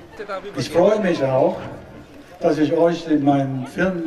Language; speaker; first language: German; non-native, learner; Italian